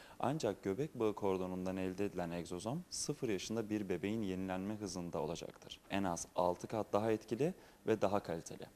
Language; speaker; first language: Turkish; native; Turkish